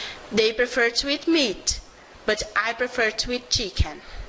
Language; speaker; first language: English; non-native, fluent; Portuguese